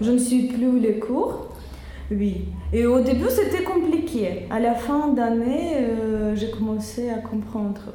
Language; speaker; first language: French; non-native, learner; Russian